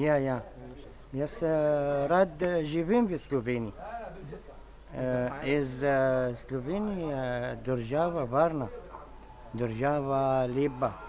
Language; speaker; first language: Slovenian; non-native, learner; Arabic